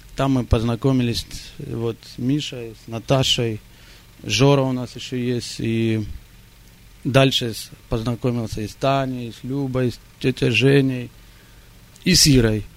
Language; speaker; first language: Russian; early bilingual, heritage; Russian